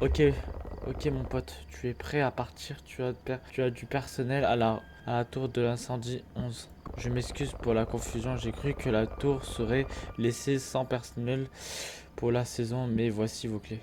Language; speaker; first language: French; native; French